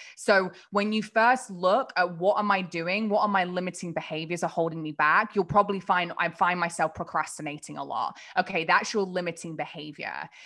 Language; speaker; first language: English; native; English